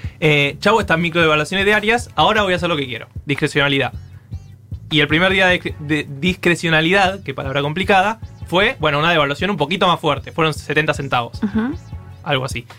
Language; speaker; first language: Spanish; native; Spanish